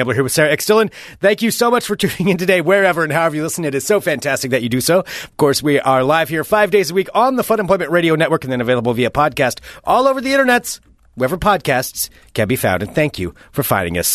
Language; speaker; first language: English; native; English